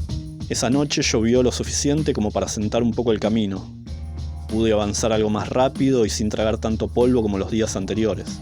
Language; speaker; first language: Spanish; native; Spanish